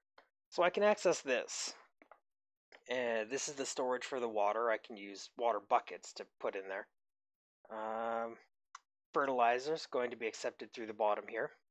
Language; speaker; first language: English; native; English